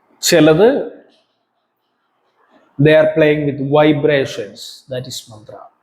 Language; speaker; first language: English; non-native, local second language; Malayalam